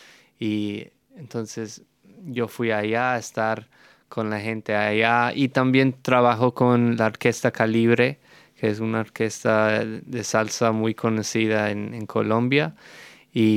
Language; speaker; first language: Spanish; non-native, fluent; English